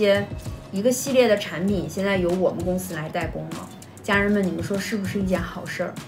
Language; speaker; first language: Chinese; native; Chinese